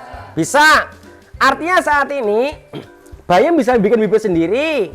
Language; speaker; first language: Indonesian; non-native, local second language; Javanese